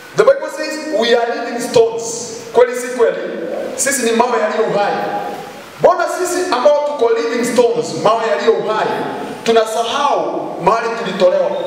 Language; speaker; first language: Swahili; non-native, local second language; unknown